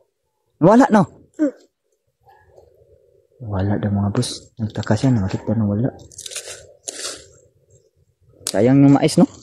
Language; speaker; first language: Filipino; non-native, local second language; Cebuano